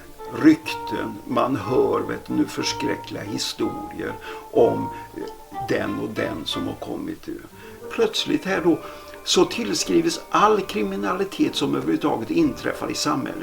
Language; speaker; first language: Swedish; native; Swedish